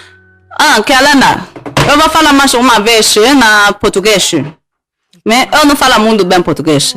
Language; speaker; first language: Portuguese; non-native, learner; Chinese